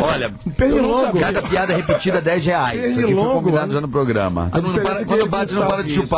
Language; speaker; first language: Portuguese; native; Portuguese